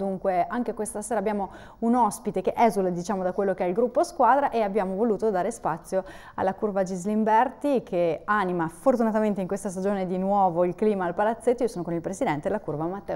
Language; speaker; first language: Italian; native; Italian